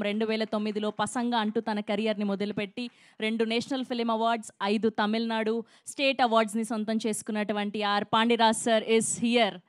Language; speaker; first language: Telugu; native; Telugu